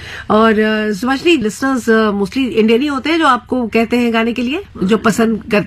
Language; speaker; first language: Hindi; native; Hindi